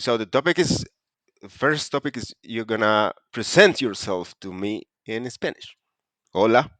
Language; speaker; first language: English; non-native, fluent; Spanish